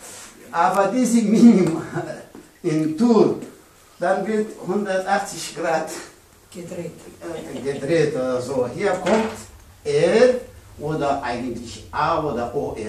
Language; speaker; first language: German; non-native, fluent; Pashto